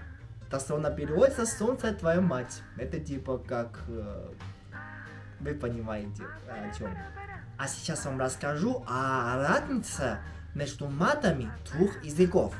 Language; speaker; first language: Russian; non-native, fluent; Chinese